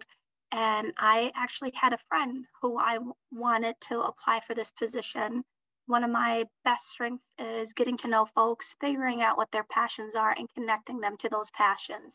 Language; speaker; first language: English; early bilingual, other home language; Somali